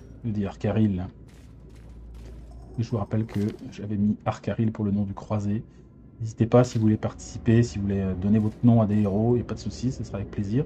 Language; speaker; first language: French; native; French